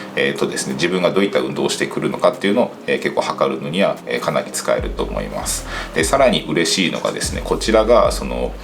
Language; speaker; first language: Japanese; native; Japanese